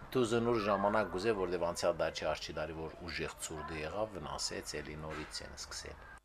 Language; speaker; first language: Armenian; early bilingual, heritage; Armenian